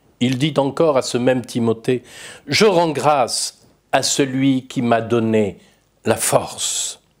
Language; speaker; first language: French; native; French